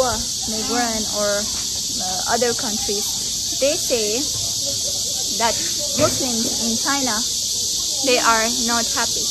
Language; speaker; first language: English; non-native, local second language; Hindi